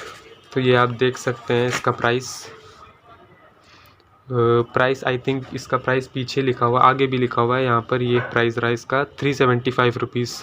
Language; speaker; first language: Hindi; native; Hindi